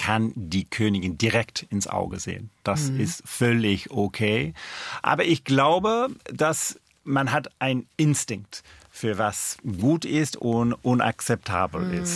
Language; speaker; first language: German; non-native, fluent; English